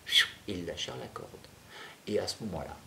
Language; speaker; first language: French; native; French